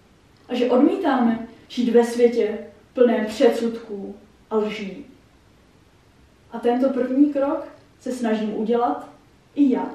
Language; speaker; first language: Czech; early bilingual, heritage; Czech